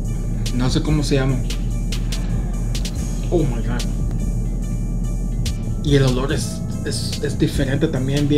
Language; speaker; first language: Spanish; early bilingual, other home language; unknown